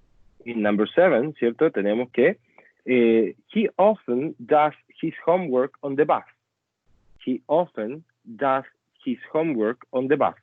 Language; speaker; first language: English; non-native, fluent; Spanish